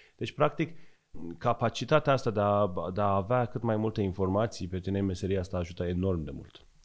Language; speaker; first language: Romanian; non-native, fluent; Persian